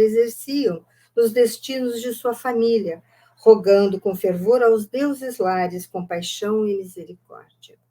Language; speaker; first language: Portuguese; native; Portuguese